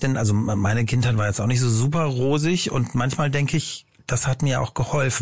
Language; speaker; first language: German; native; German